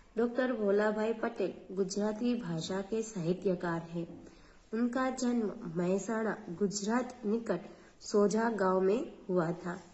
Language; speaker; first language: Hindi; non-native, local second language; Gujarati